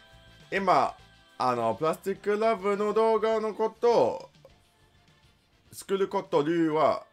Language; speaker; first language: Japanese; non-native, learner; English